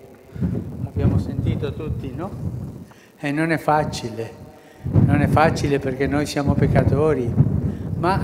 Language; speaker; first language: Italian; early bilingual, heritage; Spanish